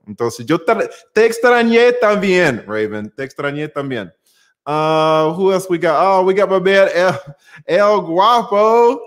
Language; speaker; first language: Spanish; non-native, fluent; English